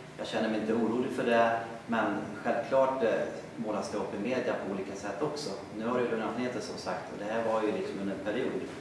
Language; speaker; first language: Swedish; native; Swedish